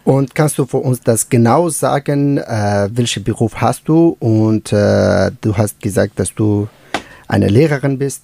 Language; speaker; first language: German; non-native, learner; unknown